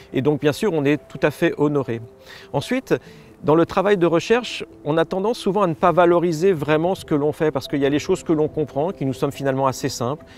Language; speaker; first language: French; native; French